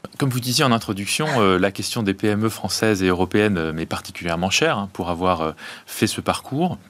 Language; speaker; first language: French; native; French